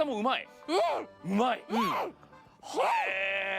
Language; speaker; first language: Japanese; native; Japanese